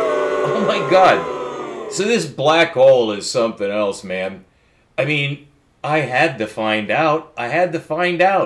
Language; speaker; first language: English; native; English